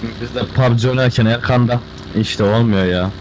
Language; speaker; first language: Turkish; native; Turkish